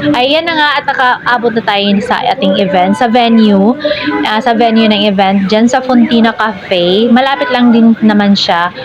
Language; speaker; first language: Filipino; non-native, local second language; Cebuano